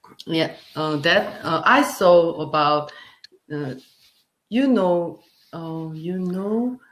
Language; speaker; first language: English; non-native, learner; Korean